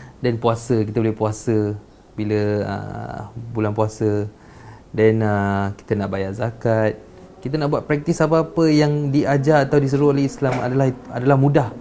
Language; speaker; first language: Malay; non-native, local second language; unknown